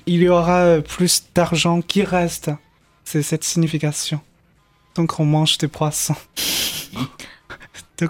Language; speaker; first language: French; non-native, fluent; Chinese